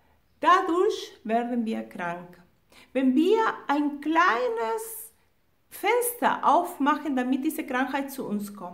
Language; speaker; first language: German; non-native, fluent; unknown